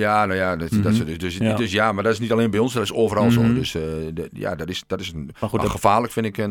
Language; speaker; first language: Dutch; native; Dutch